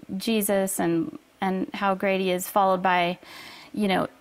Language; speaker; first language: English; native; English